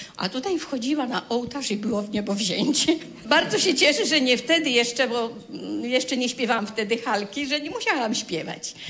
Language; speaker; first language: Polish; native; Polish